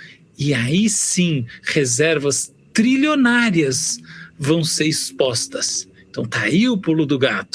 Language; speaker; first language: Portuguese; native; Portuguese